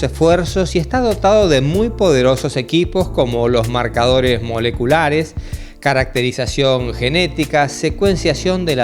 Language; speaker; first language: Spanish; native; Spanish